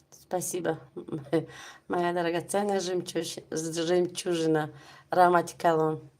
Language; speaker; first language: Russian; non-native, local second language; Tajik